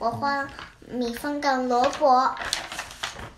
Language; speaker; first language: Chinese; early bilingual, heritage; English